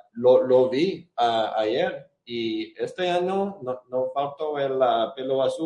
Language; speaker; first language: Spanish; non-native, learner; English